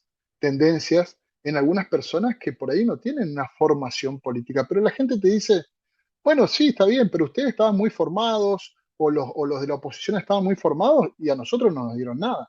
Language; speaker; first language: Spanish; native; Spanish